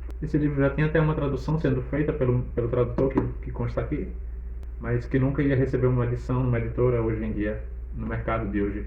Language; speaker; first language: Portuguese; native; Portuguese